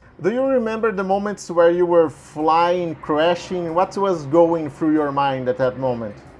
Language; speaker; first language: English; non-native, fluent; Portuguese